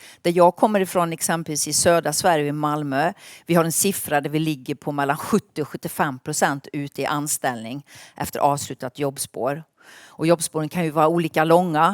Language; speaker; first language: Swedish; native; Swedish